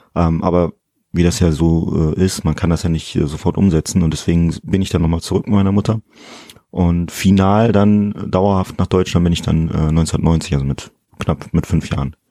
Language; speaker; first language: German; early bilingual, other home language; Fula